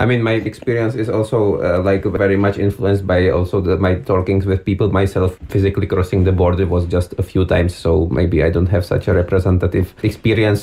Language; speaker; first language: English; non-native, fluent; German